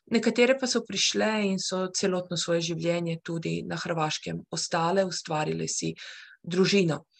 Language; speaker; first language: Slovenian; early bilingual, heritage; Slovenian